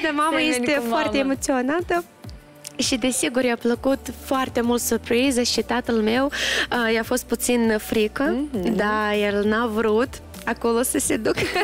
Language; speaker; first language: Romanian; non-native, local second language; Russian